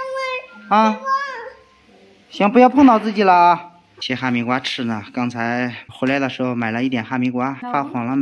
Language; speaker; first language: Chinese; native; Chinese